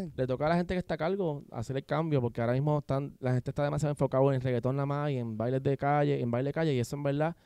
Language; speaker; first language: Spanish; native; Spanish